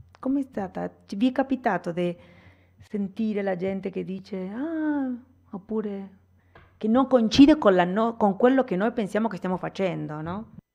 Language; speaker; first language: Italian; non-native, fluent; Spanish